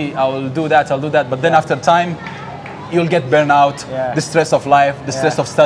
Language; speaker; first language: English; non-native, fluent; Arabic